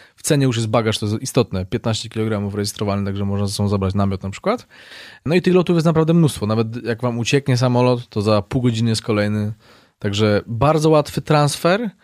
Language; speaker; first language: Polish; native; Polish